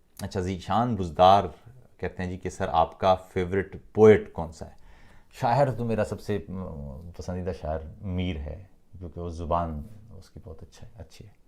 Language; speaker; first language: Urdu; native; Urdu